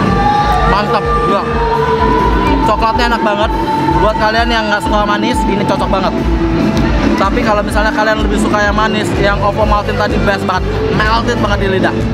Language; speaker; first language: Indonesian; native; Indonesian